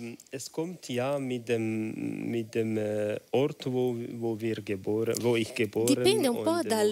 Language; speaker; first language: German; non-native, learner; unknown